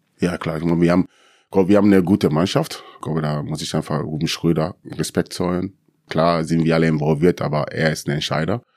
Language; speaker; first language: German; early bilingual, other home language; Akan